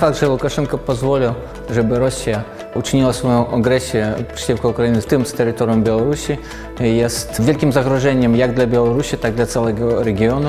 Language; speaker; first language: Polish; non-native, fluent; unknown